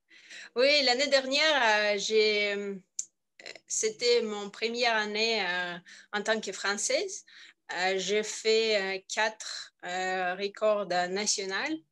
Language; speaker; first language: French; non-native, learner; Russian